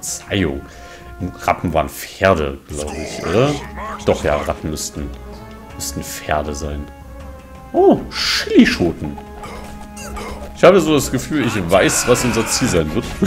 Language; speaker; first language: German; native; German